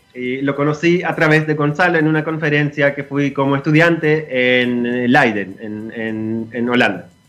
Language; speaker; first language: Spanish; non-native, fluent; Greek